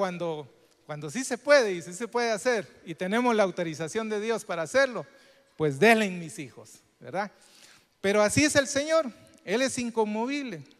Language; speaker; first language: Spanish; native; Spanish